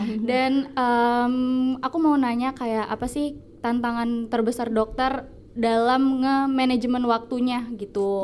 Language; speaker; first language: Indonesian; native; Indonesian